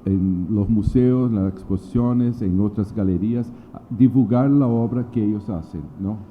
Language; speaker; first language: Spanish; non-native, learner; Portuguese